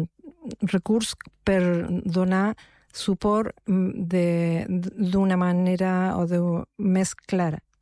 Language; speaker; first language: Catalan; non-native, fluent; Spanish